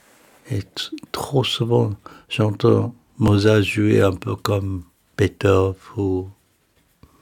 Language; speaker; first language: French; non-native, fluent; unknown